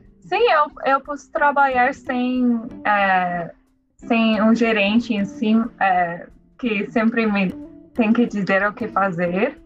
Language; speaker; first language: Portuguese; non-native, learner; English